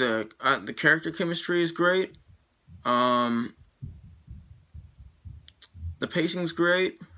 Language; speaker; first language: English; native; English